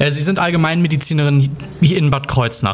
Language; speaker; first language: German; native; German